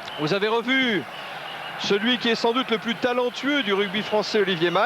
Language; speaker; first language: French; native; French